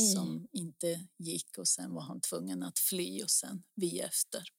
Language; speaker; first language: Swedish; early bilingual, other home language; Greek